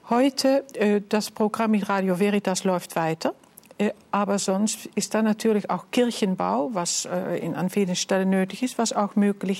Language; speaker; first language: German; non-native, fluent; Dutch